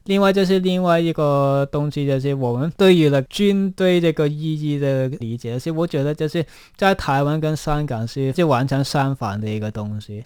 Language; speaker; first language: Chinese; non-native, local second language; Cantonese